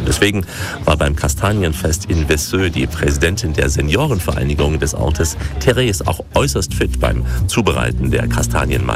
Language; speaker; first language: German; native; German